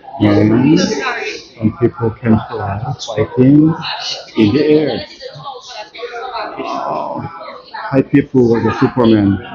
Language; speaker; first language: English; non-native, learner; Korean